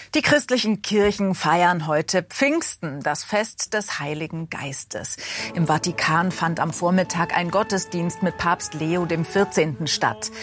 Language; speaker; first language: German; native; German